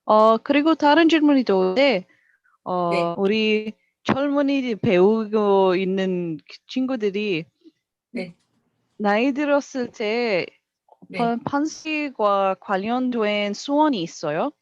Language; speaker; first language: Korean; non-native, learner; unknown